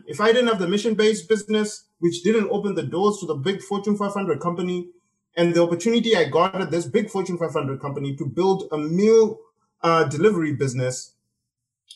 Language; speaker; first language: English; non-native, local second language; Shona